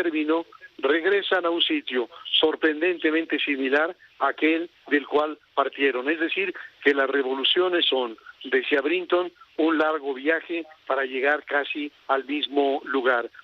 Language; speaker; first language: Spanish; native; Spanish